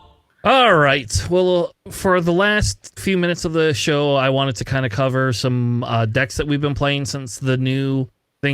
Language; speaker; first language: English; native; English